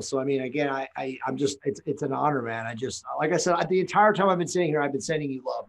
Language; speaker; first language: English; native; English